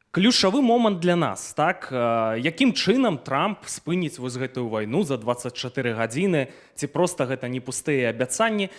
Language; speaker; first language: Belarusian; native; Belarusian